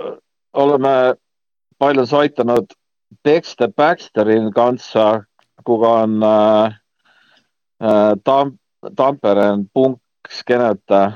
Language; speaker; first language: Finnish; non-native, fluent; Estonian